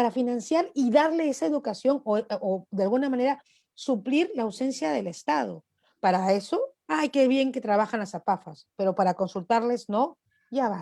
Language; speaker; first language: Spanish; native; Spanish